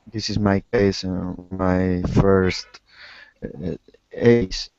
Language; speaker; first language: English; non-native, learner; Spanish